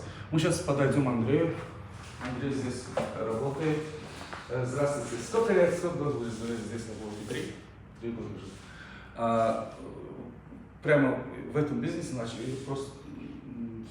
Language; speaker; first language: Russian; non-native, fluent; Azerbaijani